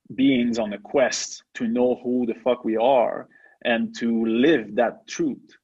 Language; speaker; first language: English; non-native, fluent; French